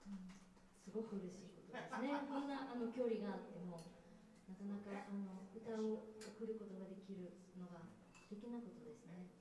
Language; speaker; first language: Japanese; non-native, fluent; Russian